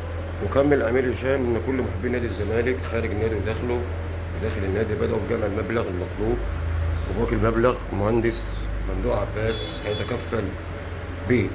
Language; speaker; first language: Arabic; native; Arabic